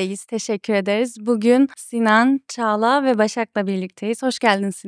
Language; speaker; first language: Turkish; native; Turkish